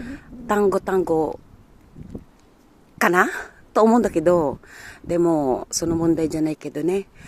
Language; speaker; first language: Japanese; non-native, learner; Filipino